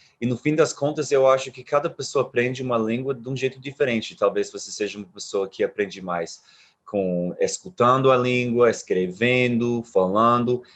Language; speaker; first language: Portuguese; non-native, fluent; English